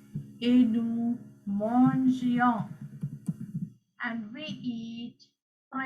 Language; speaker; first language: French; non-native, learner; Sinhala